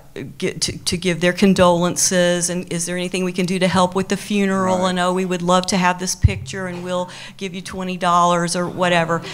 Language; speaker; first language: English; native; English